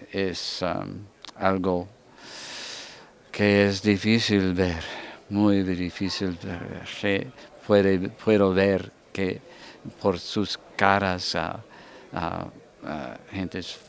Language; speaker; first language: Spanish; non-native, fluent; English